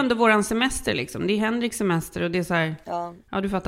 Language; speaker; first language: Swedish; native; Swedish